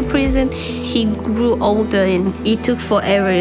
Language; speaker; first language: English; non-native, local second language; Rundi